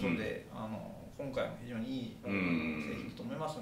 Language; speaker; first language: Japanese; native; Japanese